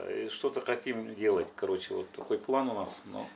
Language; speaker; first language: Russian; non-native, local second language; Yakut